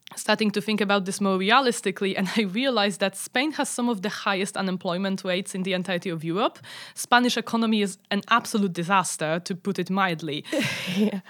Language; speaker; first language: English; non-native, fluent; Polish